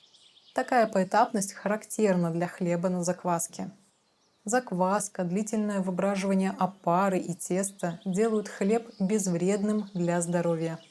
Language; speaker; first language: Russian; native; Russian